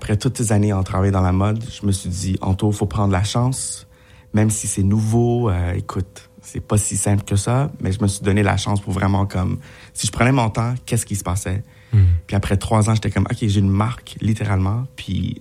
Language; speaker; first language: French; native; French